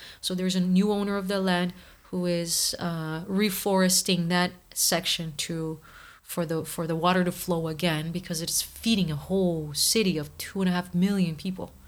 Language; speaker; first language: English; non-native, fluent; Portuguese